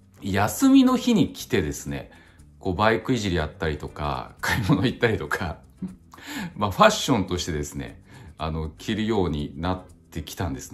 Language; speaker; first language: Japanese; native; Japanese